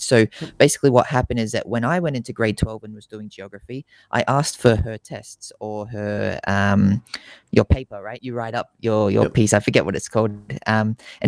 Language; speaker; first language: English; native; English